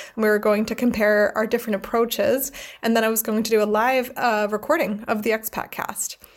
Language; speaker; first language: English; native; English